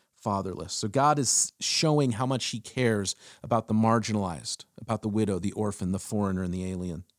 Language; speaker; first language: English; early bilingual, other home language; German